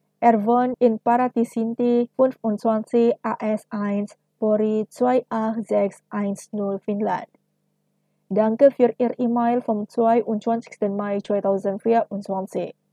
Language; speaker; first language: German; non-native, fluent; Indonesian